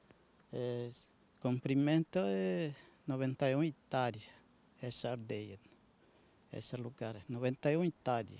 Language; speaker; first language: Portuguese; non-native, local second language; Guarani